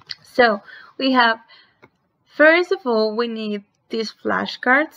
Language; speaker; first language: English; non-native, fluent; Spanish